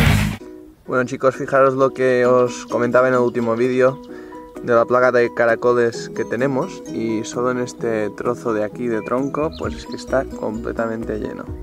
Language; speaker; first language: Spanish; native; Spanish